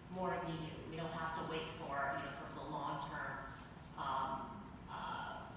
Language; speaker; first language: English; native; English